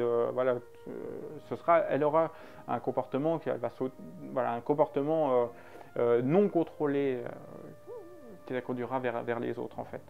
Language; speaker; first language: French; native; French